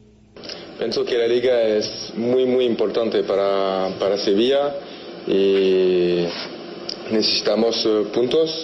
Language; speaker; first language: Spanish; non-native, fluent; French